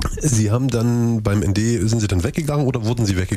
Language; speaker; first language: German; native; German